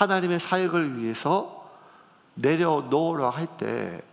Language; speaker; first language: Korean; native; Korean